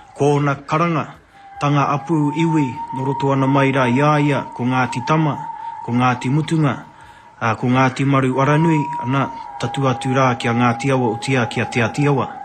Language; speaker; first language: Māori; native; Māori